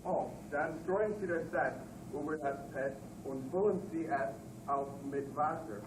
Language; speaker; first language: German; non-native, learner; English